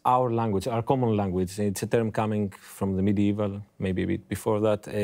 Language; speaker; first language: English; non-native, fluent; Greek